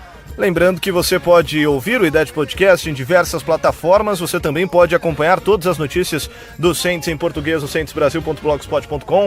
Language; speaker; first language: Portuguese; native; Portuguese